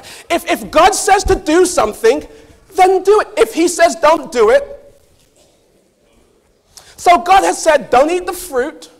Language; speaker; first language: English; native; English